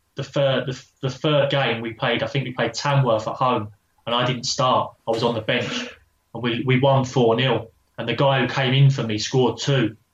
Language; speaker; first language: English; native; English